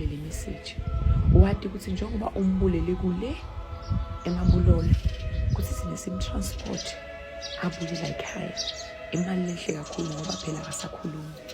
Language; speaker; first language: Zulu; non-native, local second language; Swati